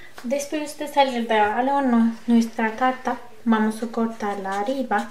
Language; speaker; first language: Spanish; non-native, learner; Turkish